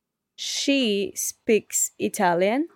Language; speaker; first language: English; non-native, learner; Spanish